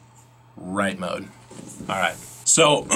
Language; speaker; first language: English; native; English